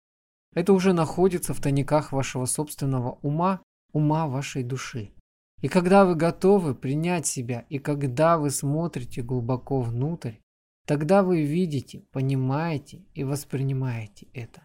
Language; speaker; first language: Russian; native; Russian